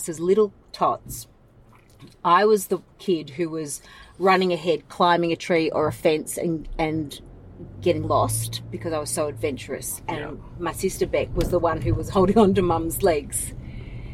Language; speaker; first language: English; native; English